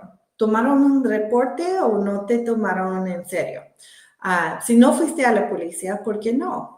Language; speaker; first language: Spanish; early bilingual, heritage; Spanish